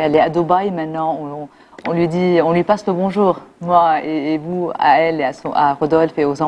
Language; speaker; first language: French; non-native, local second language; Arabic